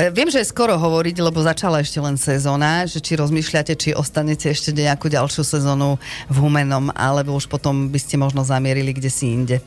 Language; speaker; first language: Slovak; native; Slovak